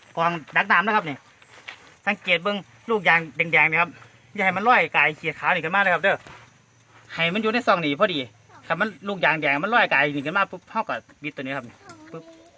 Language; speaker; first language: Thai; non-native, local second language; Northeastern Thai